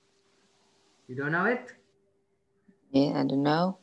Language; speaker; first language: English; non-native, learner; Vietnamese